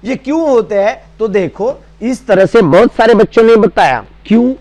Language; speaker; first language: Hindi; non-native, local second language; Marathi